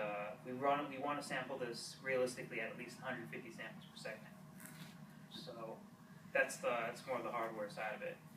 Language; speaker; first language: English; native; English